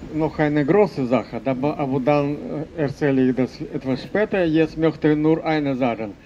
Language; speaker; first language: German; non-native, fluent; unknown